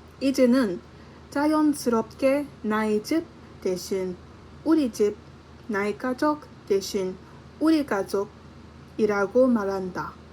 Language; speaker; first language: Korean; non-native, learner; English